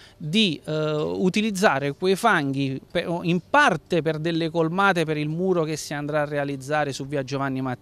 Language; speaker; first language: Italian; native; Italian